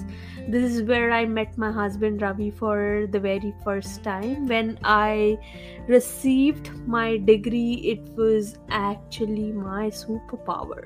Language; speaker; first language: English; non-native, local second language; Hindi